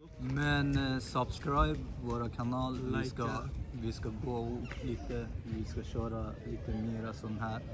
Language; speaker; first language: Swedish; early bilingual, other home language; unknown